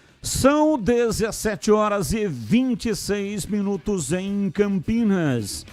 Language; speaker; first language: Portuguese; native; Portuguese